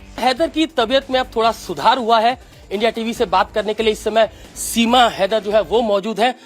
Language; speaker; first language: Hindi; native; Hindi